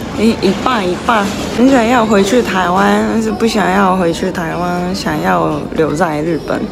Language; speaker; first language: Chinese; non-native, learner; Japanese